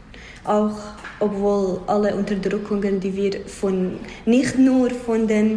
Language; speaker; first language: German; non-native, fluent; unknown